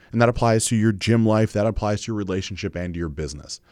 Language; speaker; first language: English; native; English